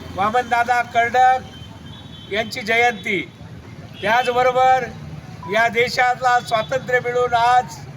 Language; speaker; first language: Marathi; native; Marathi